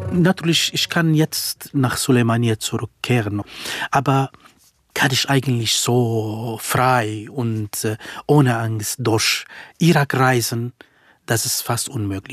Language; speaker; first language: German; non-native, fluent; Kurdish